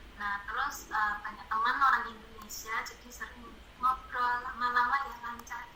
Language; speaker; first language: Indonesian; non-native, fluent; Japanese